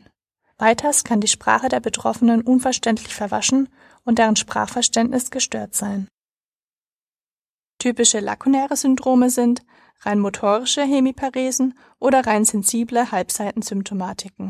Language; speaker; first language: German; native; German